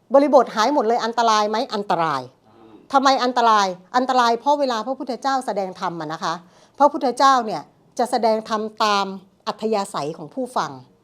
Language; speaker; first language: Thai; native; Thai